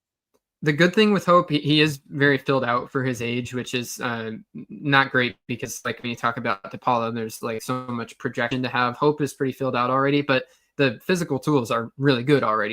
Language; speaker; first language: English; native; English